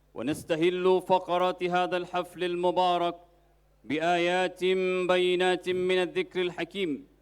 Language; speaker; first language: Arabic; non-native, fluent; Indonesian